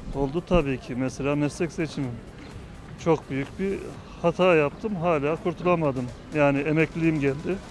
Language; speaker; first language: Turkish; native; Turkish